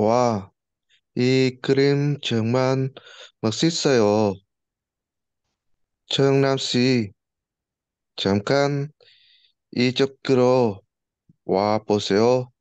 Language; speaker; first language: Korean; non-native, learner; Vietnamese